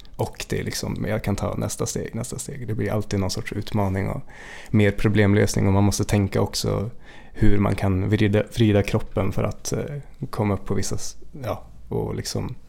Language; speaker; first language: Swedish; native; Swedish